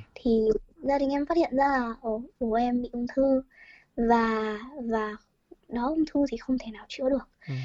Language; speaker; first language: Vietnamese; early bilingual, heritage; Vietnamese